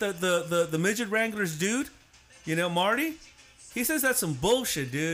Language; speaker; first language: English; native; English